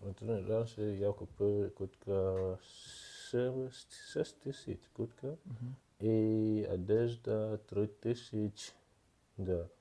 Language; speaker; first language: Russian; non-native, learner; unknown